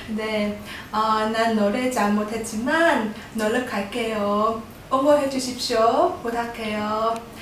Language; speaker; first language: Korean; non-native, learner; Vietnamese